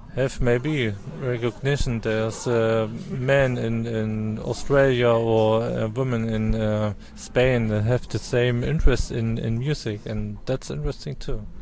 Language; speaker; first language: English; non-native, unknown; German